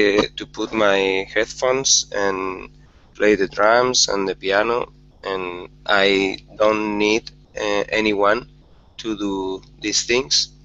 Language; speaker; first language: English; non-native, learner; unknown